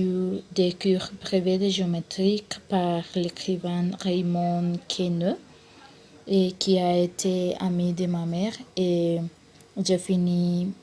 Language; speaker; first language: French; non-native, learner; Spanish